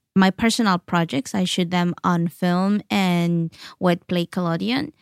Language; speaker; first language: English; non-native, fluent; Spanish